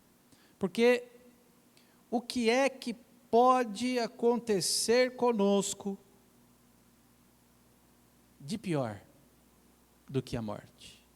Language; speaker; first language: Portuguese; native; Portuguese